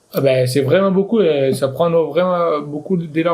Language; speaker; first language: French; non-native, learner; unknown